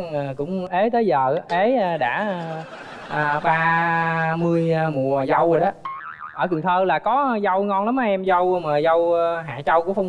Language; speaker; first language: Vietnamese; native; Vietnamese